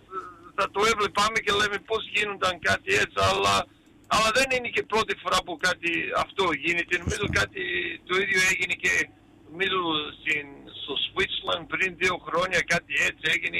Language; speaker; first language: Greek; early bilingual, heritage; Greek